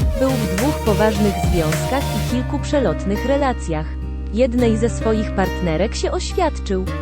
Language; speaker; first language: Polish; native; Polish